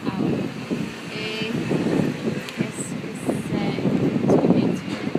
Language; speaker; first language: French; non-native, learner; Dutch